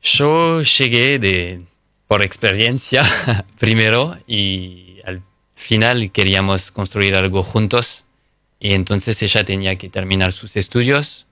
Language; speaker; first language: Spanish; non-native, fluent; French